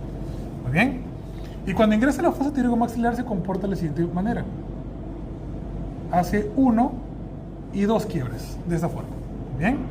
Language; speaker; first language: Spanish; native; Spanish